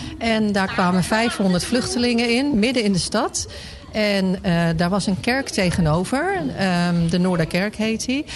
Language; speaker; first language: Dutch; native; Dutch